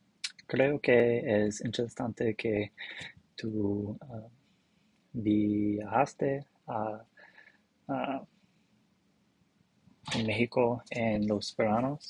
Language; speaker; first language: Spanish; non-native, learner; English